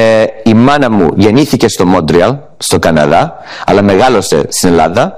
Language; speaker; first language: Greek; early bilingual, heritage; English